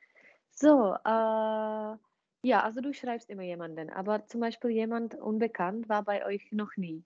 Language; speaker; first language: German; non-native, fluent; Czech